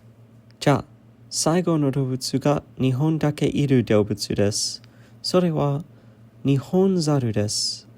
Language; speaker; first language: Japanese; non-native, learner; English